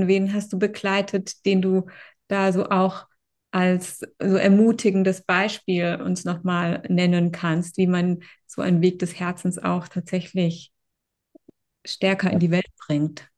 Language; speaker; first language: German; native; German